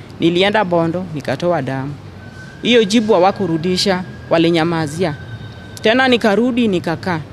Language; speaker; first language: Swahili; non-native, local second language; Luo (Kenya and Tanzania)